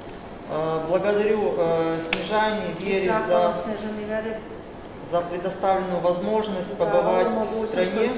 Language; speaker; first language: Russian; native; Russian